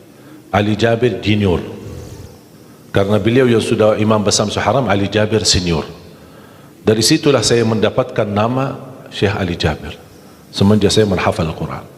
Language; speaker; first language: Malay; non-native, fluent; Arabic